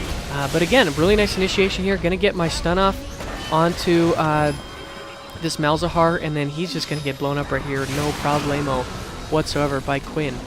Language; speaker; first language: English; native; English